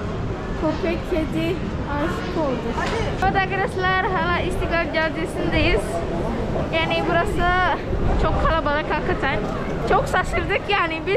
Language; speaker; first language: Turkish; non-native, learner; Indonesian